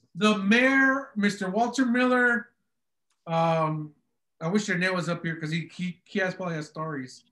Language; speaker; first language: English; early bilingual, other home language; Spanish